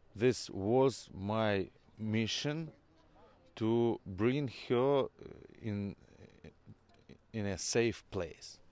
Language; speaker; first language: English; non-native, fluent; Norwegian